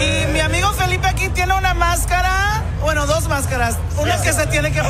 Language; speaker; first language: Spanish; early bilingual, heritage; Spanish